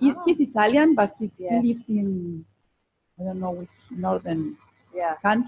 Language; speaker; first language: English; non-native, fluent; Spanish